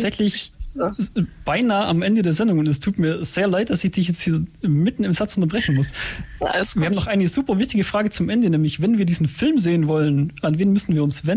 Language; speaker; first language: German; native; German